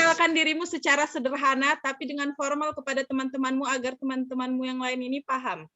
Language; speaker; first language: Indonesian; native; Indonesian